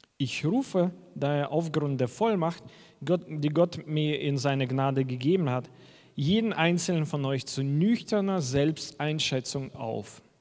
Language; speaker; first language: German; non-native, fluent; Russian